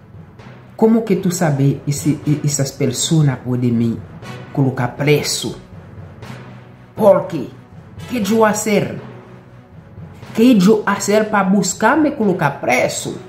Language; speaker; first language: Spanish; non-native, local second language; Haitian Creole